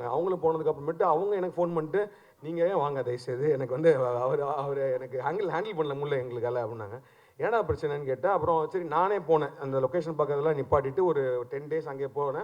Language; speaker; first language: Tamil; native; Tamil